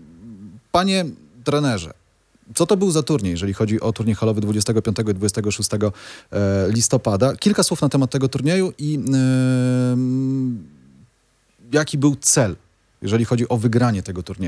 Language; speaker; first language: Polish; native; Polish